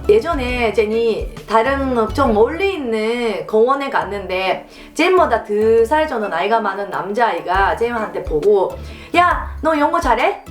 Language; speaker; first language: Korean; non-native, fluent; Japanese